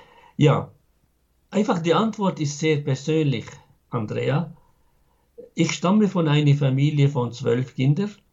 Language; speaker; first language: German; non-native, fluent; Arabic